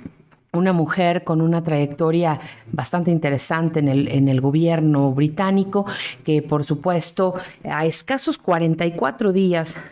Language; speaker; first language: Spanish; native; Spanish